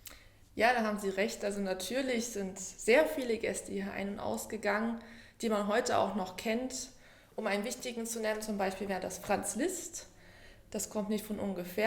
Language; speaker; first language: German; native; German